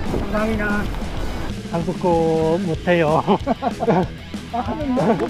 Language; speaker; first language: Korean; non-native, learner; Cantonese